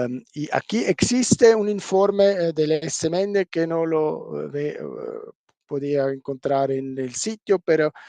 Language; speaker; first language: Spanish; non-native, fluent; German